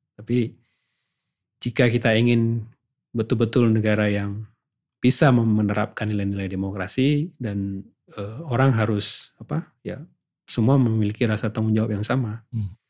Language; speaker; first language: Indonesian; non-native, local second language; Achinese